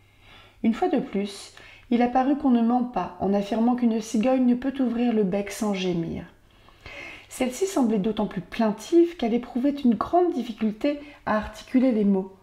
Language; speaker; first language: French; native; French